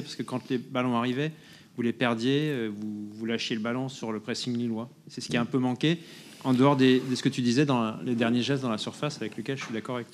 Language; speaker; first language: French; native; French